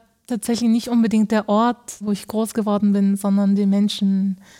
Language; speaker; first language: German; non-native, fluent; Mongolian